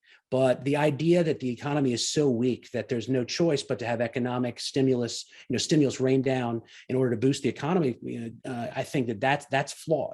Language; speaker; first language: English; native; English